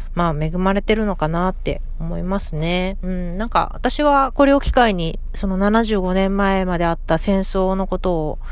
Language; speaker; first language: Japanese; native; Japanese